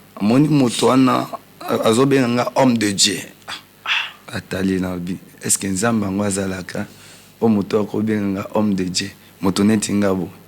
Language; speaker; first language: Lingala; non-native, local second language; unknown